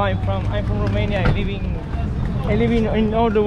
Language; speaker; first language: English; non-native, fluent; Romanian